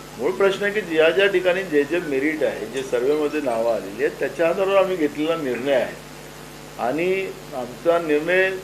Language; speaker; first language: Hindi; non-native, local second language; Marathi